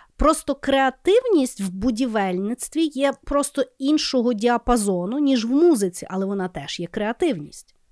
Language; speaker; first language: Ukrainian; native; Ukrainian